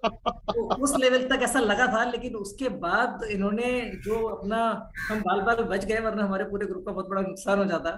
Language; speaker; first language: Hindi; native; Hindi